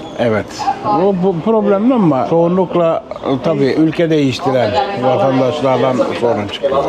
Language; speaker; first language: Turkish; non-native, local second language; Kurdish